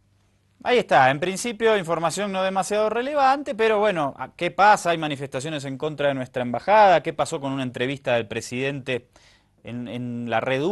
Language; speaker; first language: Spanish; native; Spanish